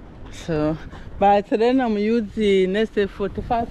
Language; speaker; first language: English; non-native, learner; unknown